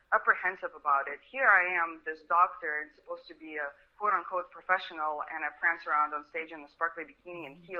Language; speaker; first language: English; early bilingual, other home language; Russian